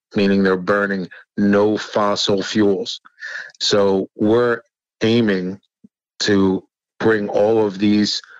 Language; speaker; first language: English; native; English